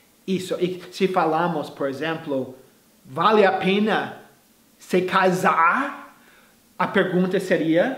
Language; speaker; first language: Portuguese; non-native, fluent; English